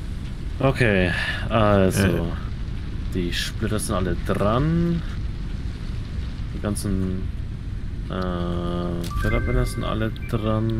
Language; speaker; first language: German; native; German